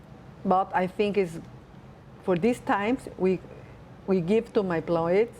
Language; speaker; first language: English; non-native, learner; Spanish